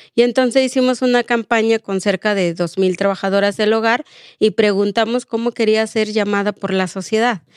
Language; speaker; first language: Spanish; non-native, local second language; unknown